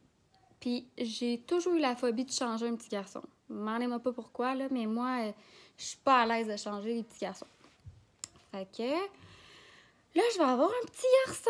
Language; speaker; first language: French; native; French